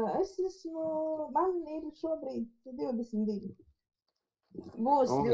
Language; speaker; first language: Latvian; non-native, local second language; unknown